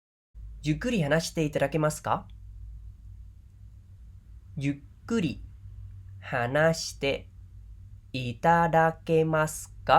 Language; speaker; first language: Japanese; non-native, fluent; Khmer